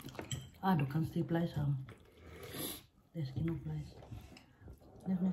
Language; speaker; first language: German; non-native, learner; Filipino